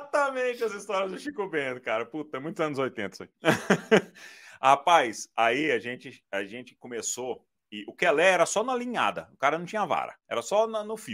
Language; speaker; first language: Portuguese; native; Portuguese